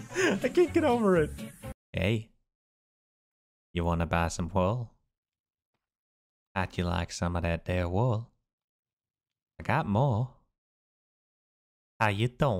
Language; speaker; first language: English; native; English